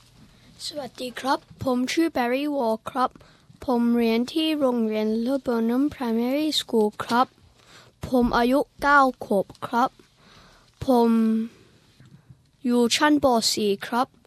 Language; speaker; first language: Thai; early bilingual, heritage; Thai